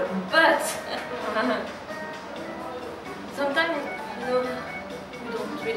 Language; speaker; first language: English; non-native, learner; French